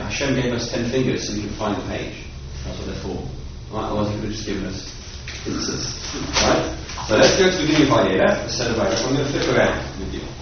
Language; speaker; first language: English; native; English